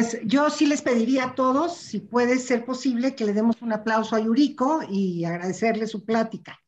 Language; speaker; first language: Spanish; native; Spanish